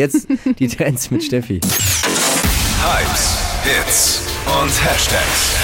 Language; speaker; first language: German; native; German